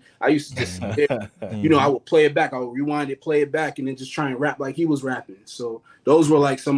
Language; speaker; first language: English; native; English